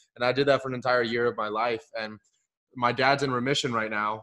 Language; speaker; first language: English; early bilingual, other home language; Hindi